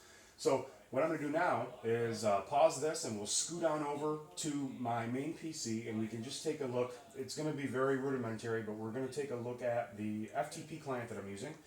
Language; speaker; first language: English; native; English